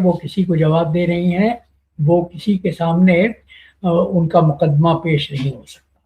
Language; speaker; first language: Urdu; native; Urdu